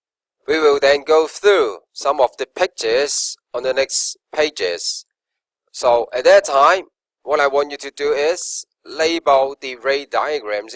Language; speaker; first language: English; non-native, local second language; Cantonese